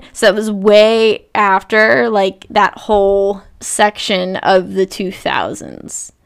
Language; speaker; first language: English; native; English